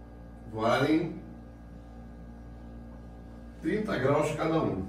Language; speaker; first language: Portuguese; native; Portuguese